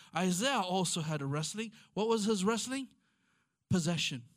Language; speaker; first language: English; non-native, fluent; Amharic